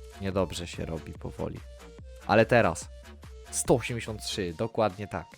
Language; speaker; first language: Polish; native; Polish